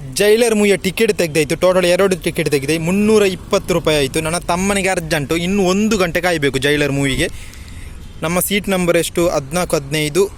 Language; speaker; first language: Kannada; non-native, local second language; Tulu